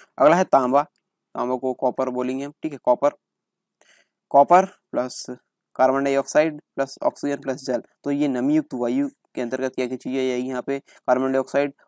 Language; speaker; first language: Hindi; native; Hindi